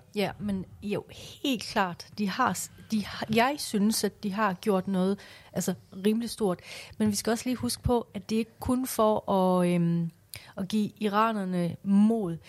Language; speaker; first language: Danish; early bilingual, other home language; Persian